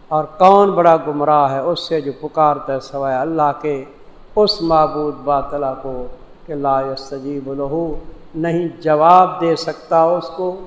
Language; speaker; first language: Urdu; non-native, local second language; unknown